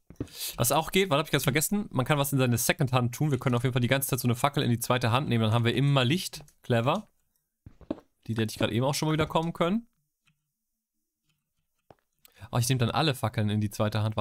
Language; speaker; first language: German; native; German